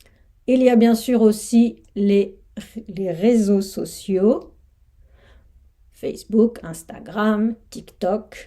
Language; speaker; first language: French; non-native, fluent; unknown